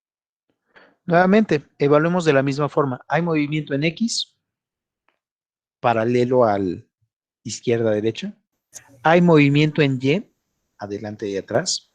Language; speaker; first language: Spanish; native; Spanish